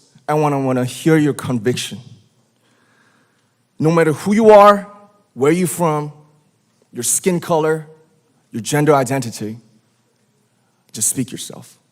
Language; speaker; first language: English; non-native, fluent; Korean